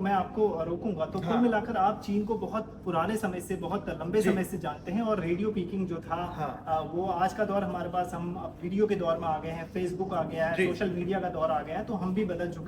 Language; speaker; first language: Hindi; native; Hindi